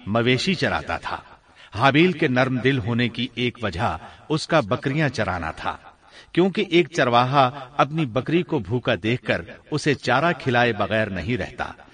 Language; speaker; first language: Urdu; native; Urdu